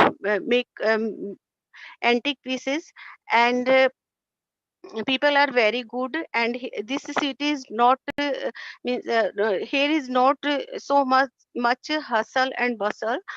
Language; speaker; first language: English; non-native, learner; Hindi